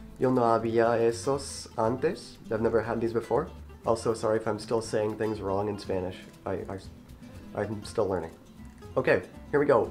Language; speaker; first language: English; native; English